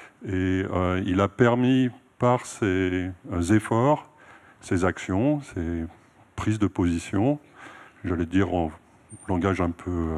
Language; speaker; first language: French; native; French